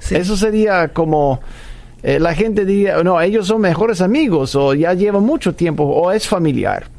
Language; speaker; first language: Spanish; non-native, fluent; English